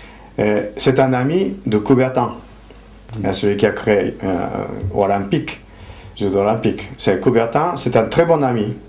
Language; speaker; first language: French; non-native, fluent; Japanese